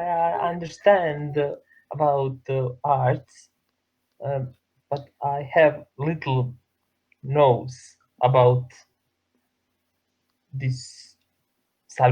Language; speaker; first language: English; non-native, learner; Serbian